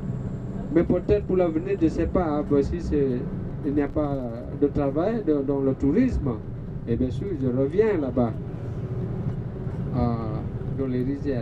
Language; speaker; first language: French; non-native, learner; Balinese